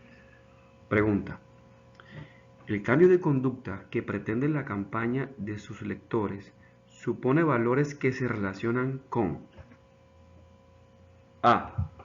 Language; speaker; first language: Spanish; native; Spanish